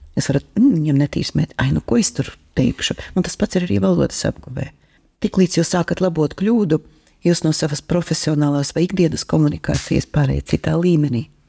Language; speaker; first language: Latvian; native; Latvian